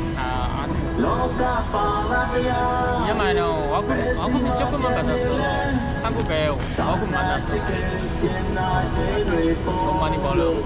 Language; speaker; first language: Korean; non-native, learner; Burmese